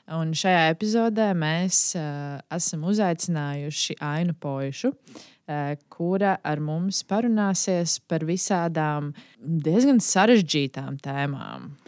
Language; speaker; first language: Latvian; native; Latvian